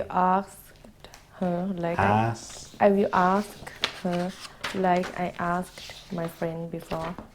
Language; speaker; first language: English; non-native, learner; Thai